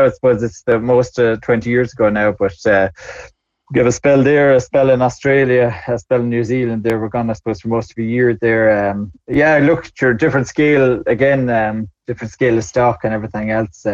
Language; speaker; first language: English; native; English